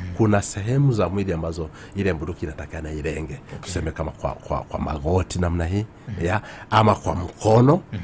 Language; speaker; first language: Swahili; non-native, local second language; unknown